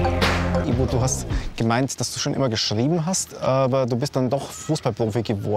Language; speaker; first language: German; native; German